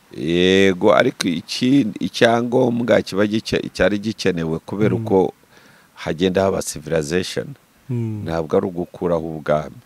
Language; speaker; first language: Kinyarwanda; native; Kinyarwanda